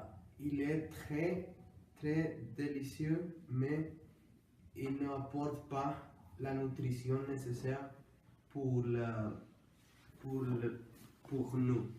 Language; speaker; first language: French; non-native, learner; Spanish